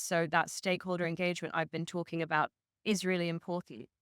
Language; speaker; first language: English; native; English